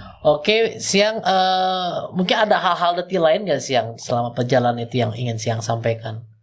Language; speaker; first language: Indonesian; native; Indonesian